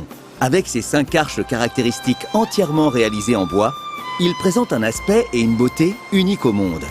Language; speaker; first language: French; native; French